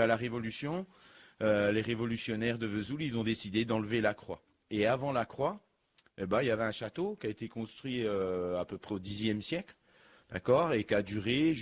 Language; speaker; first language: French; native; French